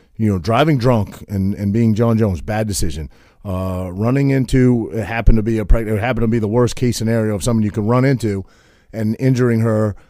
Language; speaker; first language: English; native; English